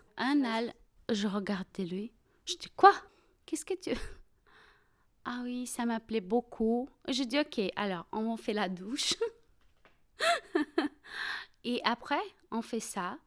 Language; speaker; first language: French; non-native, fluent; Portuguese